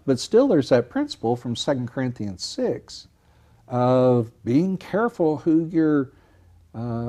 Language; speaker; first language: English; native; English